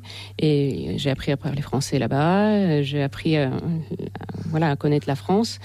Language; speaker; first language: French; non-native, fluent; Russian